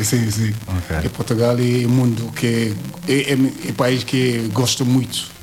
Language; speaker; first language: Portuguese; non-native, learner; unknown